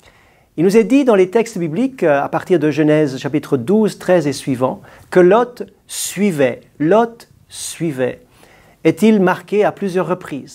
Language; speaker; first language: French; native; French